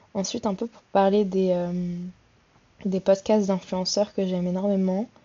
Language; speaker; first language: French; native; French